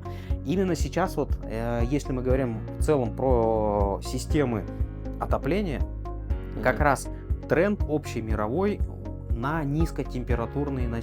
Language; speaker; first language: Russian; native; Russian